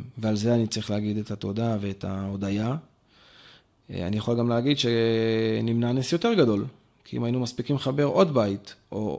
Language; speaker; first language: Hebrew; native; Hebrew